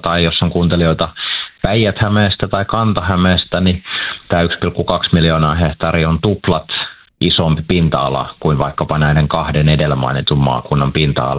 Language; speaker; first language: Finnish; native; Finnish